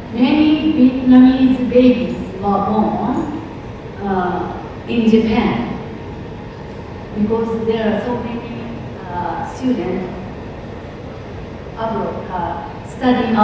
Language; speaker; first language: English; non-native, learner; Japanese